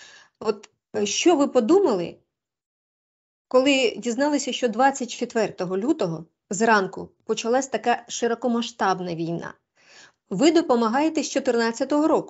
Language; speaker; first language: Ukrainian; native; Ukrainian